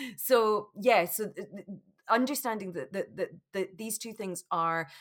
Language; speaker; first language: English; native; English